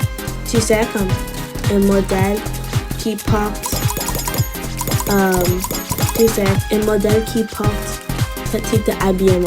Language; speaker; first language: French; non-native, learner; English